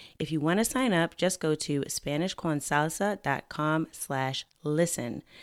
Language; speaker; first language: English; native; English